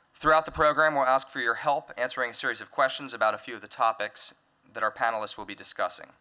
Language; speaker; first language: English; native; English